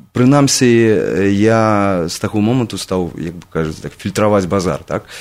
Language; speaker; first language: Belarusian; non-native, local second language; Russian